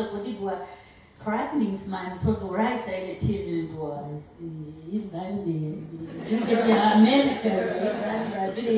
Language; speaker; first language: Danish; non-native, learner; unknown